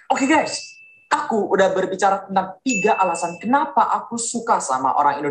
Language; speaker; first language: Indonesian; non-native, fluent; Korean